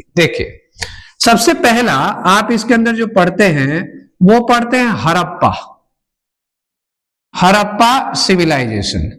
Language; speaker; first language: Hindi; native; Hindi